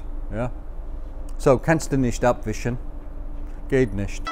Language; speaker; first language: German; non-native, fluent; English